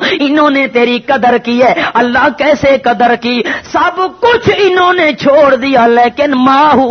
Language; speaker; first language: Urdu; non-native, local second language; Punjabi